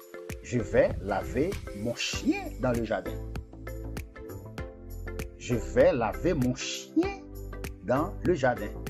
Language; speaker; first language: French; non-native, fluent; Portuguese